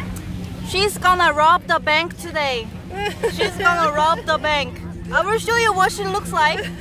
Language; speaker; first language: English; non-native, learner; Korean